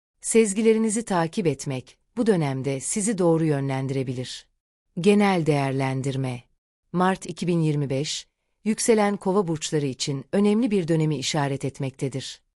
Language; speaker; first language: Turkish; native; Turkish